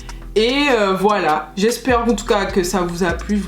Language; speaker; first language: French; native; French